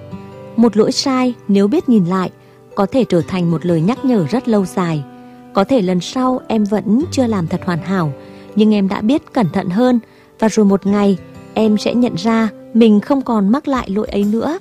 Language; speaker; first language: Vietnamese; native; Vietnamese